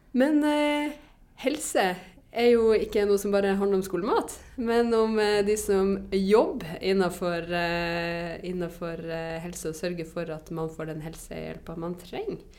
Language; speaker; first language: Norwegian; native; Norwegian